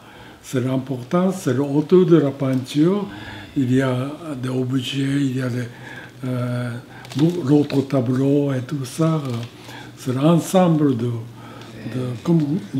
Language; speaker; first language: French; non-native, fluent; Japanese